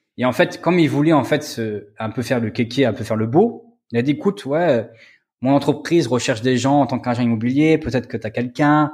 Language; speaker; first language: French; native; French